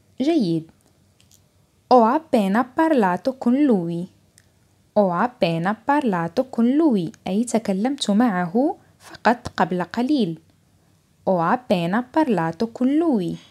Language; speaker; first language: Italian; non-native, fluent; Arabic